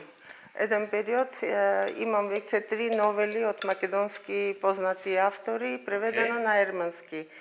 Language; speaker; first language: Macedonian; non-native, fluent; Armenian